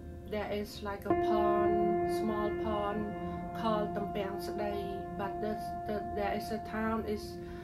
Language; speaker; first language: English; non-native, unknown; Khmer